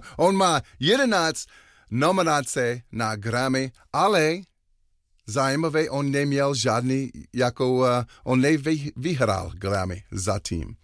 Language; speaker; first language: Czech; non-native, fluent; English